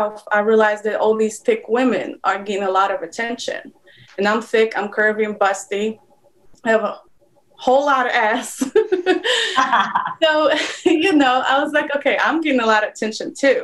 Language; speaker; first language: English; non-native, fluent; Polish